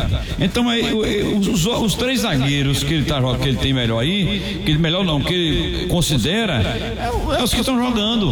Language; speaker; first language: Portuguese; native; Portuguese